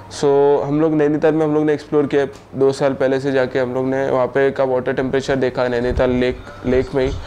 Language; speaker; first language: Hindi; non-native, local second language; Marathi